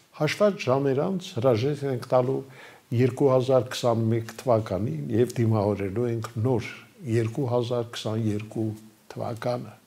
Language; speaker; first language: Armenian; native; Armenian